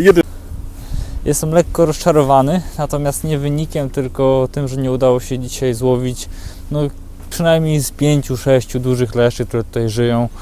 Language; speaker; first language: Polish; native; Polish